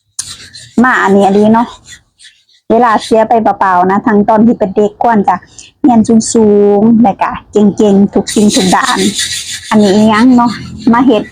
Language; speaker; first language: Thai; non-native, local second language; Northeastern Thai